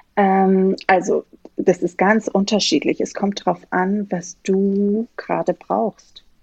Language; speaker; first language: German; non-native, fluent; Greek